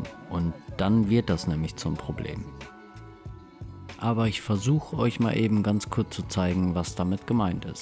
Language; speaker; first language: German; native; German